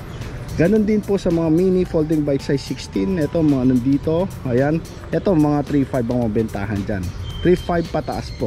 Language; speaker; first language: Filipino; native; Filipino